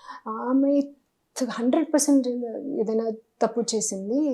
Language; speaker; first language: Telugu; non-native, learner; Hindi